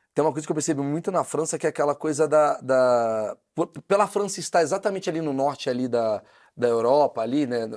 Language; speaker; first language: Portuguese; native; Portuguese